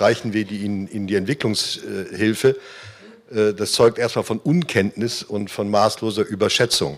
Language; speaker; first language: German; native; German